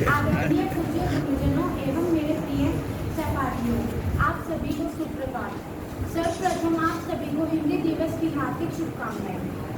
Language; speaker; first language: Hindi; native; Hindi